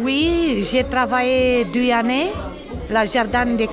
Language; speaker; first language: French; non-native, learner; Romanian